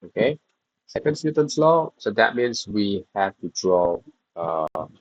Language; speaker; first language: English; non-native, fluent; Indonesian